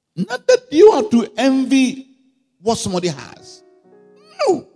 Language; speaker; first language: English; non-native, local second language; Akan